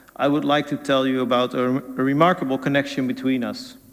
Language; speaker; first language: English; non-native, fluent; Dutch